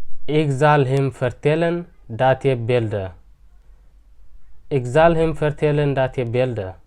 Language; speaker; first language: Dutch; non-native, fluent; Tigrinya